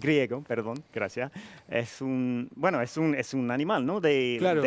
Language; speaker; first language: Spanish; non-native, fluent; English